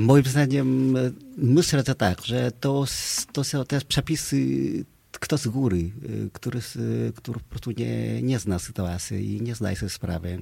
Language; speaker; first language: Polish; non-native, fluent; Vietnamese